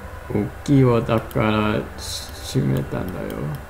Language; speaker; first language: Japanese; non-native, learner; English